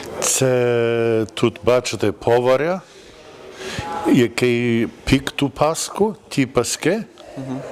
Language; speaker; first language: Ukrainian; early bilingual, heritage; Ukrainian